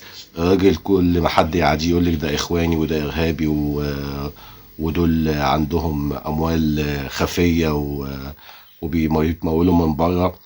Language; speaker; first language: Arabic; native; Arabic